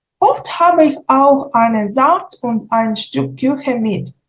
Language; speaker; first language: German; non-native, learner; Ukrainian